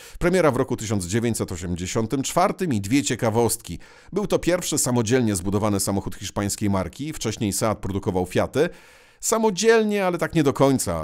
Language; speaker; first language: Polish; native; Polish